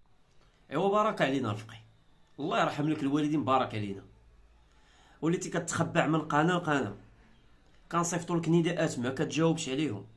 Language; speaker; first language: Arabic; native; Arabic